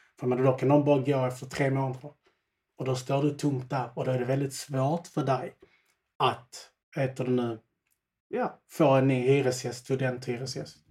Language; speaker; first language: Swedish; early bilingual, other home language; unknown